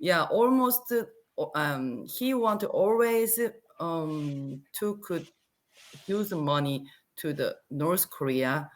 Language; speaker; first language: English; non-native, learner; Korean